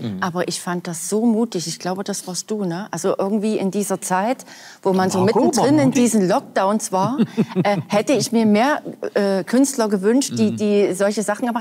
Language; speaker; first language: German; native; German